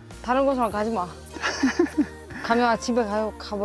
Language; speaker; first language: Korean; non-native, learner; Greek